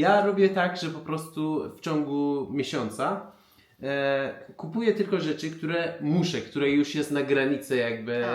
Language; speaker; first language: Polish; non-native, fluent; Persian